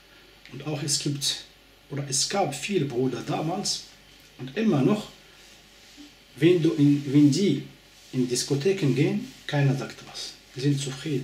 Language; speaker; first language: German; non-native, fluent; Arabic